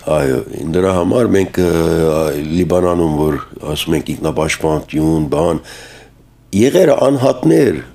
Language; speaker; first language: Armenian; early bilingual, heritage; Armenian